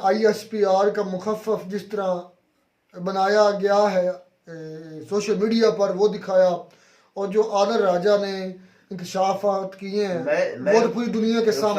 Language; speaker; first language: Urdu; non-native, local second language; Kashmiri